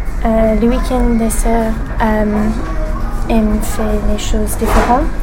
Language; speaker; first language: French; non-native, learner; English